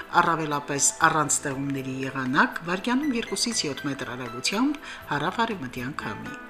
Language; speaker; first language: Armenian; native; Armenian